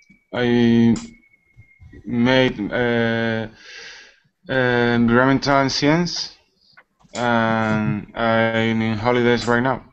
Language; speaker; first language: English; non-native, learner; Spanish